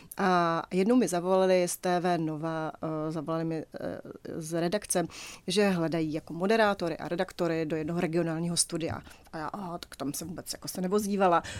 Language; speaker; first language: Czech; native; Czech